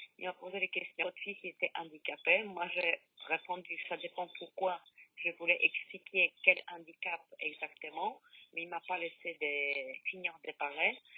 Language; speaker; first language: French; non-native, learner; Polish